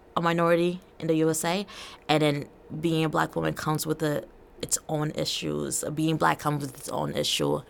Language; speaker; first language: English; early bilingual, other home language; Portuguese